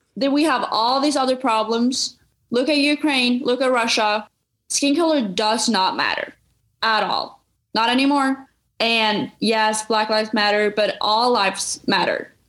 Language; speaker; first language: English; non-native, fluent; Norwegian